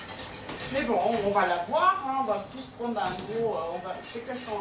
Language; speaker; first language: French; non-native, fluent; Portuguese